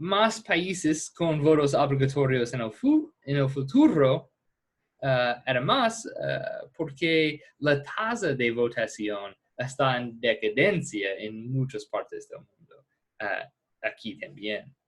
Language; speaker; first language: Spanish; non-native, fluent; English